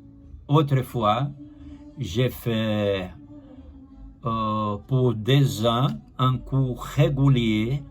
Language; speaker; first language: French; non-native, learner; Portuguese